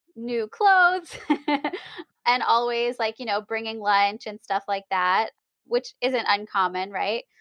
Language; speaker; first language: English; native; English